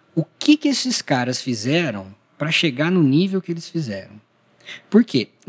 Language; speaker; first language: Portuguese; native; Portuguese